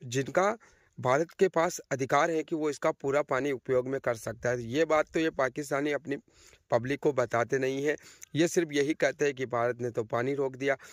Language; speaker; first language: Hindi; native; Hindi